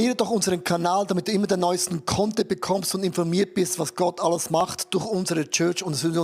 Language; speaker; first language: German; native; German